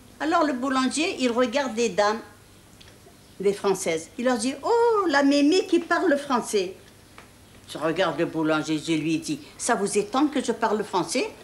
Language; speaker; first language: French; non-native, local second language; Arabic